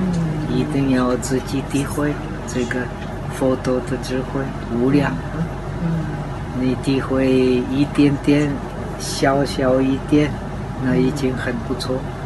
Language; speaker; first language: Chinese; non-native, fluent; Czech